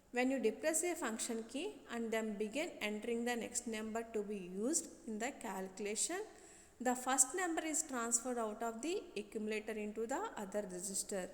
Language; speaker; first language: English; non-native, local second language; Telugu